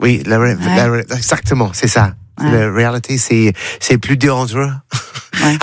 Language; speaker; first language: French; non-native, learner; English